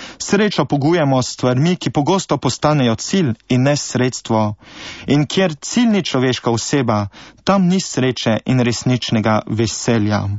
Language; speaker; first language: Slovenian; early bilingual, heritage; Slovenian